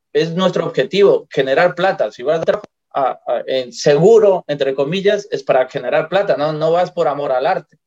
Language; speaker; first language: Spanish; native; Spanish